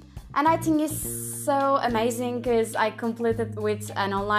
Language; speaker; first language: English; non-native, fluent; Turkish